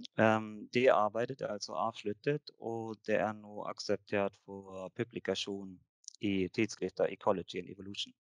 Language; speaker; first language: Norwegian; non-native, fluent; German